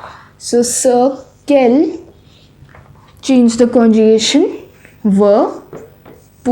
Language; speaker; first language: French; non-native, fluent; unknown